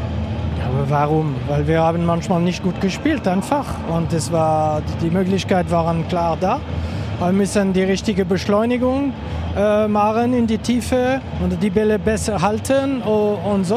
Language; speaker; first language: German; non-native, local second language; French